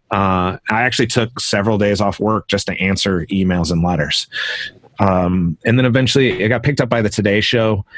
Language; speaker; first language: English; native; English